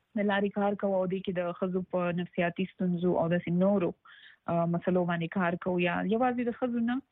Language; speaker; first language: Pashto; native; Pashto